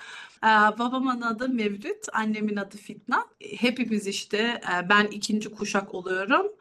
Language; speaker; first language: Turkish; early bilingual, heritage; Turkish